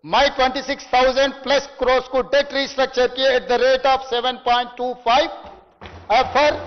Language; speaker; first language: Hindi; non-native, local second language; Telugu